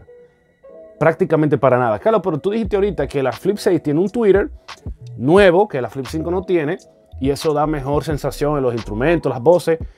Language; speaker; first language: Spanish; native; Spanish